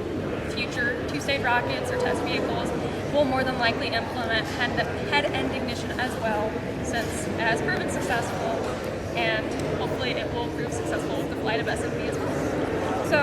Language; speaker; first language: English; native; English